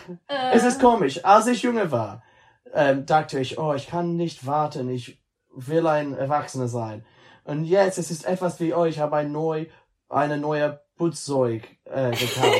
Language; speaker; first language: German; non-native, learner; English